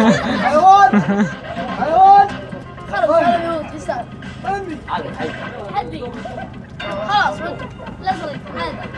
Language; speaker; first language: Arabic; native; Arabic